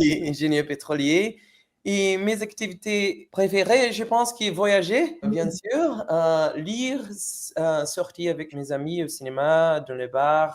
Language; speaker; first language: French; non-native, fluent; Portuguese